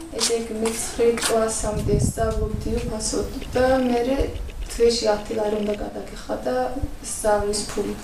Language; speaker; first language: Georgian; non-native, local second language; Azerbaijani